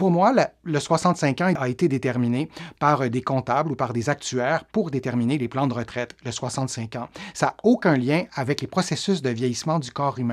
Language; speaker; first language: French; native; French